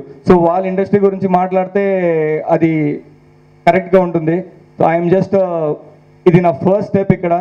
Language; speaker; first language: Telugu; non-native, local second language; Hindi